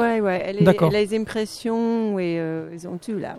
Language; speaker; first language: French; non-native, fluent; English